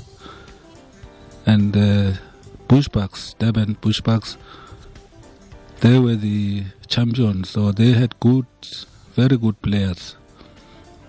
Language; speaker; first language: English; non-native, local second language; Zulu